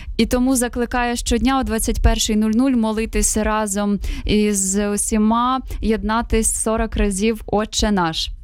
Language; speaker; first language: Ukrainian; native; Ukrainian